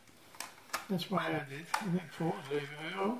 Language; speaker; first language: English; non-native, fluent; Dutch